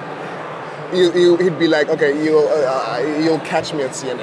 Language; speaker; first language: English; non-native, local second language; Xhosa